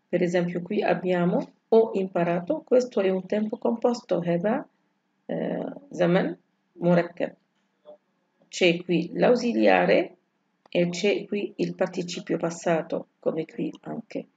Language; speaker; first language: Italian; non-native, fluent; Arabic